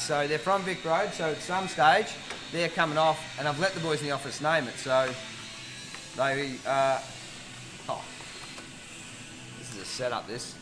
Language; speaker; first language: English; native; English